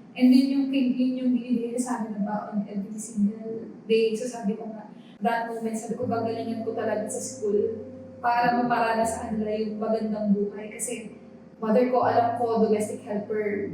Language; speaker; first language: Filipino; native; Filipino